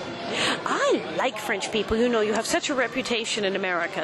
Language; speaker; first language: English; native; English